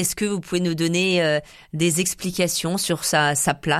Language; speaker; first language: French; native; French